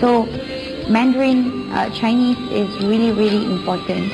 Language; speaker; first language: English; non-native, local second language; Malay